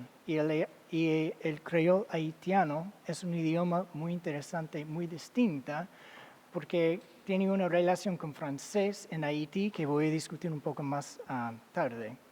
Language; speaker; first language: Spanish; non-native, fluent; English